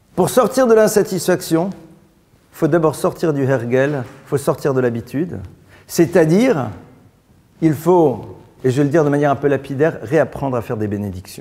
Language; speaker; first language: French; native; French